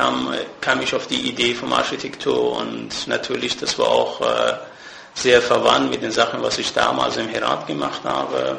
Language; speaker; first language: German; non-native, fluent; Persian